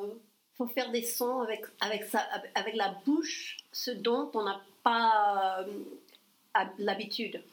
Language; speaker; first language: French; non-native, fluent; English